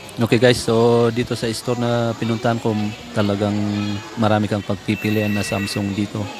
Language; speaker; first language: Filipino; native; Filipino